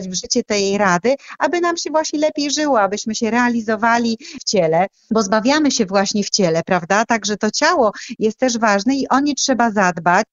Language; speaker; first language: Polish; native; Polish